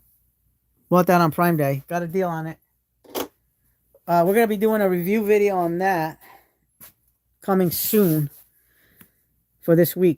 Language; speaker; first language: English; native; English